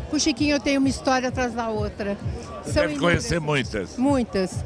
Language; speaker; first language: Portuguese; native; Portuguese